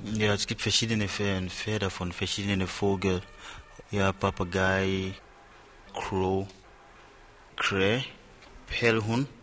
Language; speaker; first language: German; non-native, fluent; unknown